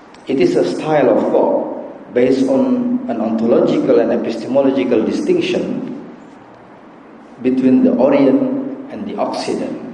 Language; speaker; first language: English; non-native, fluent; Indonesian